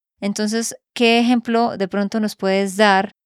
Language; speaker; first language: Spanish; native; Spanish